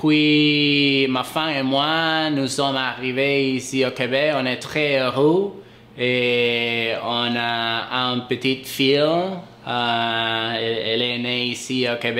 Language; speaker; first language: French; non-native, learner; Spanish